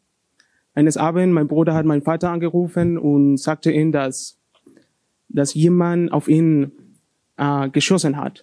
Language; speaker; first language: German; non-native, learner; Spanish